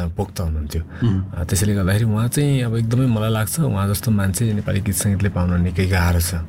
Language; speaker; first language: Nepali; native; Nepali